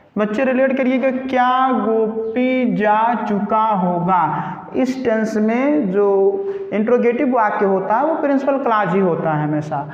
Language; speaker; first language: Hindi; native; Hindi